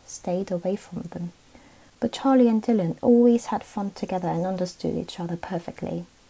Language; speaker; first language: English; non-native, fluent; Korean